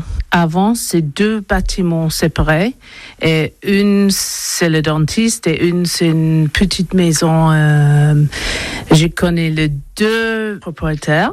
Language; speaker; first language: French; non-native, learner; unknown